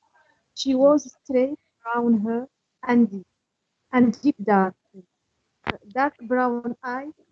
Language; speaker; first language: English; non-native, learner; Arabic